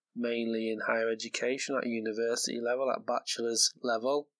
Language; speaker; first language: English; native; English